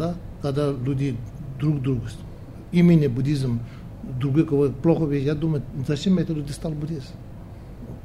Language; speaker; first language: Russian; non-native, learner; Tibetan